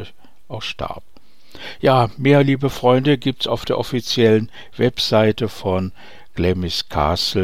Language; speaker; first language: German; native; German